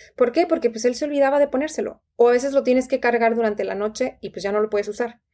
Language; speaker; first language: Spanish; native; Spanish